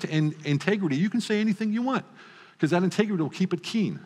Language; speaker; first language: English; native; English